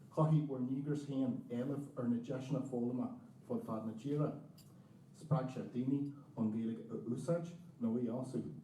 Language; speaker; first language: Irish; native; Irish